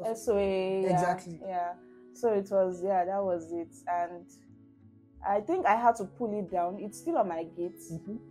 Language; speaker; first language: English; non-native, local second language; Yoruba